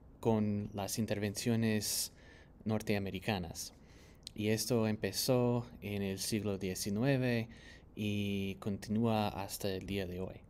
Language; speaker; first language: Spanish; non-native, fluent; English